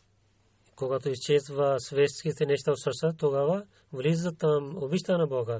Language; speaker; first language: Bulgarian; non-native, learner; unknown